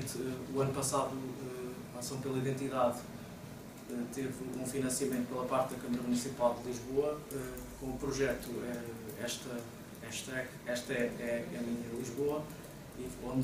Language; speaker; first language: Portuguese; native; Portuguese